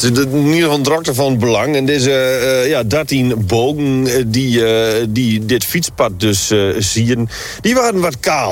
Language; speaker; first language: Dutch; native; Dutch